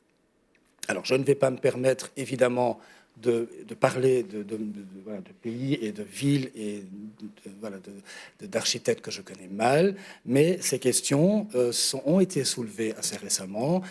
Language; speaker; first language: French; native; French